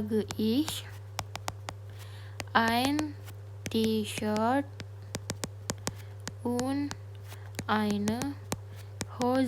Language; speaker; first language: German; non-native, fluent; Indonesian